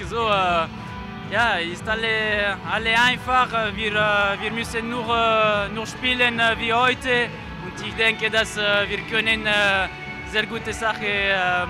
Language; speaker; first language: German; non-native, learner; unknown